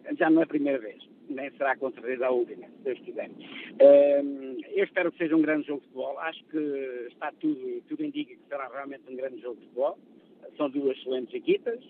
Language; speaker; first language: Portuguese; native; Portuguese